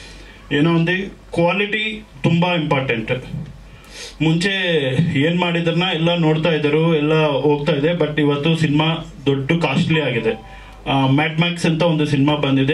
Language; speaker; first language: Kannada; non-native, local second language; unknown